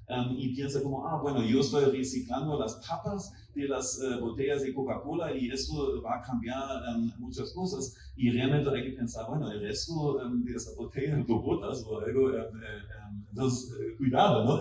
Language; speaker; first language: Spanish; non-native, fluent; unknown